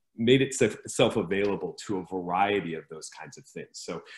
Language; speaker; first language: English; native; English